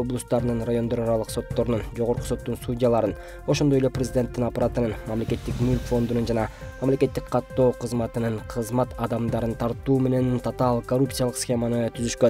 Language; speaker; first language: Kyrgyz; native; Kyrgyz